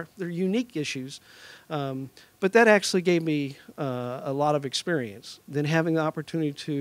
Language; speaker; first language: English; native; English